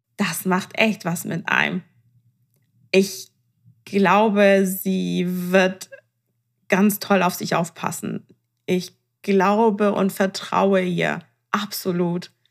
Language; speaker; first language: German; non-native, fluent; Persian